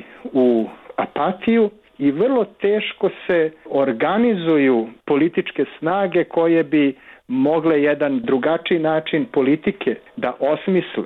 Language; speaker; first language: Serbian; native; Serbian